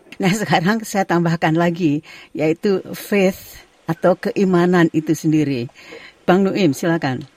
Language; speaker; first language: Indonesian; native; Indonesian